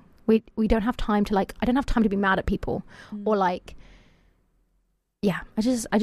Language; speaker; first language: English; native; English